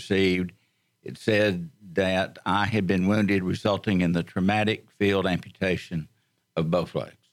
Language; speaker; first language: English; native; English